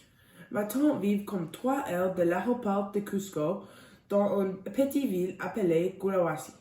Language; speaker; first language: French; non-native, learner; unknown